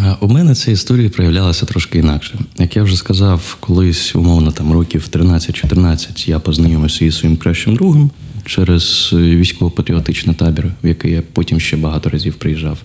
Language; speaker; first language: Ukrainian; non-native, local second language; Russian